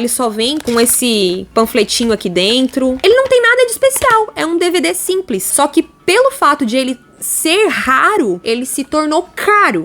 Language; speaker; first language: Portuguese; native; Portuguese